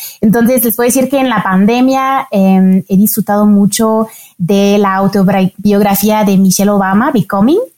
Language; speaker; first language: Spanish; non-native, fluent; French